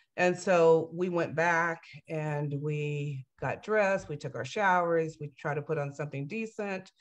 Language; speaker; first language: English; native; English